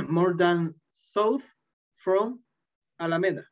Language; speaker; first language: English; non-native, learner; Spanish